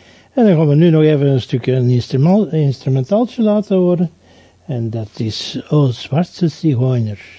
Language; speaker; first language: Dutch; native; Dutch